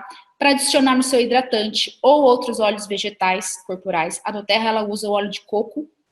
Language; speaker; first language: Portuguese; native; Portuguese